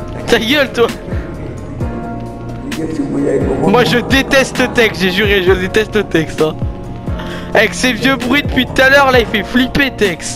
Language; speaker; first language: French; native; French